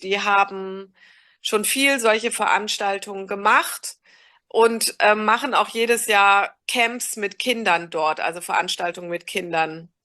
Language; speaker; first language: German; native; German